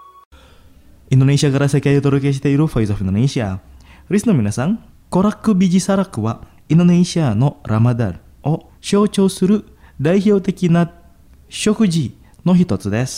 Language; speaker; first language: Japanese; non-native, fluent; Indonesian